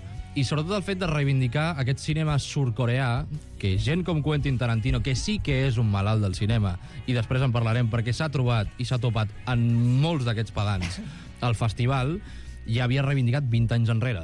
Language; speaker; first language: Catalan; native; Catalan